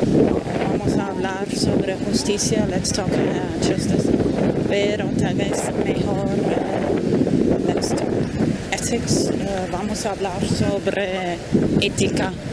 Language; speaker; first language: Spanish; non-native, fluent; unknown